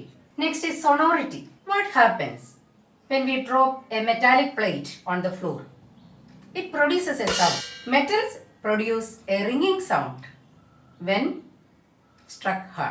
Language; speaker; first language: English; non-native, local second language; Malayalam